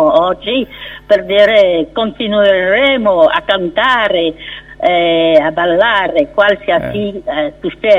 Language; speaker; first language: Italian; non-native, fluent; French